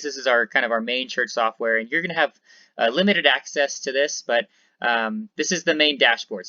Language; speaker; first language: English; native; English